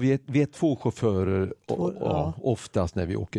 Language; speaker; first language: Swedish; native; Swedish